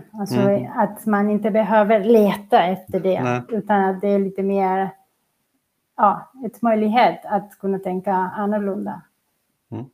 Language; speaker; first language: Swedish; non-native, fluent; Spanish